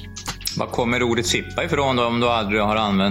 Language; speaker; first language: Swedish; native; Swedish